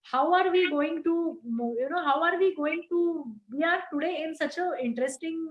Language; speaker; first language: English; non-native, local second language; Marathi